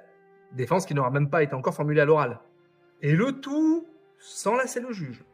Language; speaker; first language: French; native; French